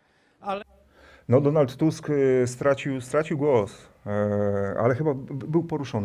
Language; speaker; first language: Polish; native; Polish